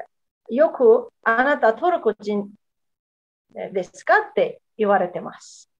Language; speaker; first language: Japanese; non-native, fluent; Azerbaijani